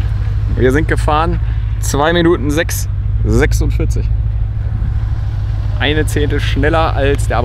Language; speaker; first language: German; native; German